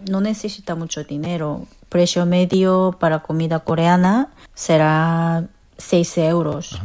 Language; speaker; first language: Spanish; non-native, fluent; Korean